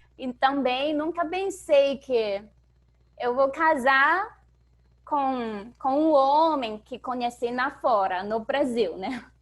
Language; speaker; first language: Portuguese; non-native, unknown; Chinese